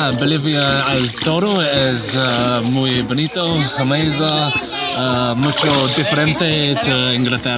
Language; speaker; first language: Spanish; non-native, learner; English